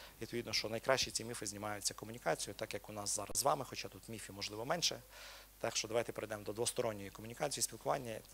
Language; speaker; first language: Ukrainian; native; Ukrainian